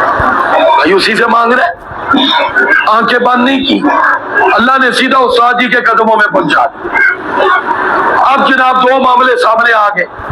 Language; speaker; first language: Urdu; native; Urdu